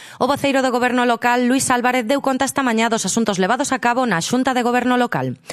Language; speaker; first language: Galician; native; Galician